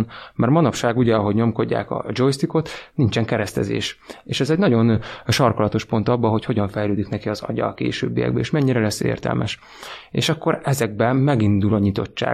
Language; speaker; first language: Hungarian; native; Hungarian